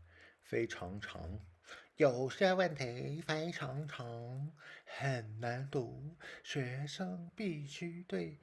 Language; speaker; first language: Chinese; non-native, learner; English